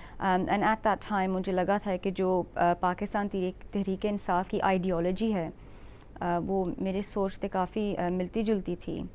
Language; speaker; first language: Urdu; early bilingual, heritage; Urdu